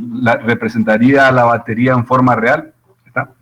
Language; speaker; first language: Spanish; native; Spanish